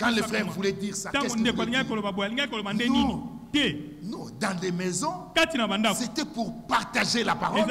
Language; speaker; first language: French; non-native, local second language; Lingala